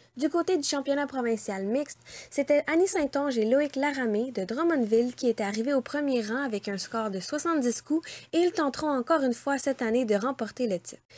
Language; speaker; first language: French; native; French